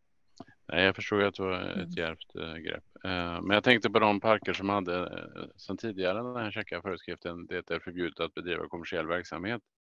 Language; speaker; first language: Swedish; native; Swedish